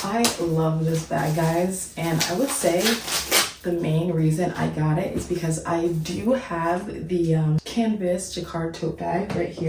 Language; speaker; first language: English; native; English